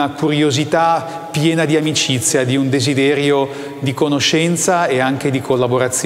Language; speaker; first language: Italian; native; Italian